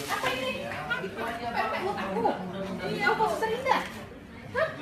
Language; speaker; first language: Indonesian; native; Indonesian